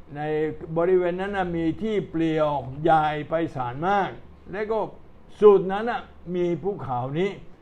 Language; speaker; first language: Thai; non-native, fluent; Italian